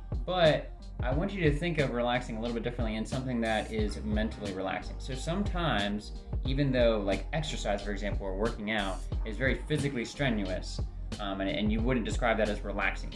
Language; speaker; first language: English; native; English